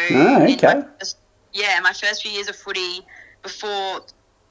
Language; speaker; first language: English; native; English